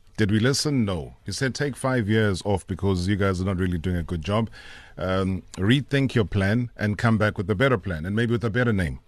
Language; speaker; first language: English; non-native, local second language; Zulu